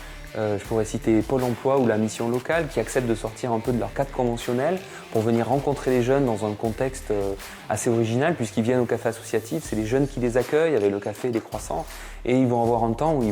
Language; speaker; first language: French; native; French